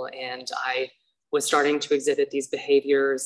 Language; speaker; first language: English; native; English